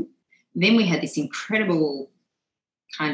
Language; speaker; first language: English; native; English